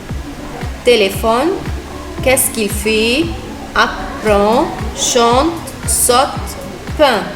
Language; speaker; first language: French; non-native, fluent; Arabic